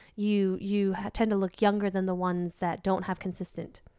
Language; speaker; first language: English; native; English